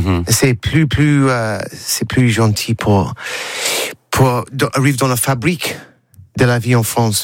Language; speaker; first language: French; non-native, learner; English